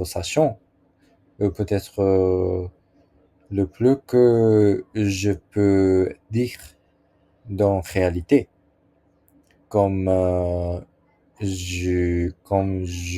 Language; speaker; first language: French; non-native, learner; Japanese